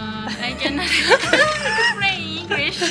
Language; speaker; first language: English; non-native, learner; Japanese